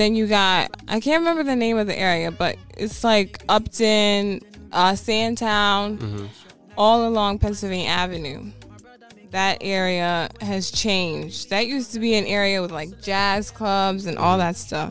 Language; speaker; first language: English; native; English